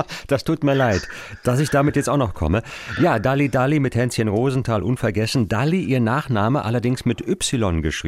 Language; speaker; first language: German; native; German